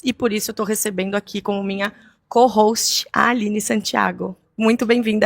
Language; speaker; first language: Portuguese; native; Portuguese